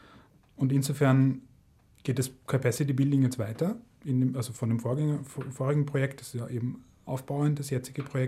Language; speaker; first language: German; native; German